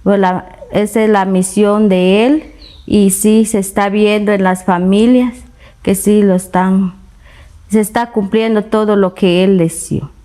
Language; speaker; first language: Spanish; non-native, local second language; Kaqchikel